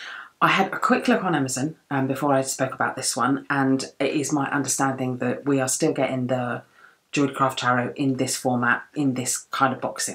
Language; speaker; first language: English; native; English